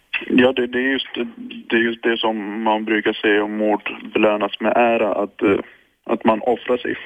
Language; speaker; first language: Swedish; non-native, fluent; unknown